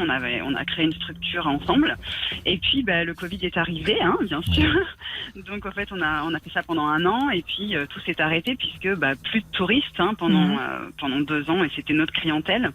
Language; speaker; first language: French; native; French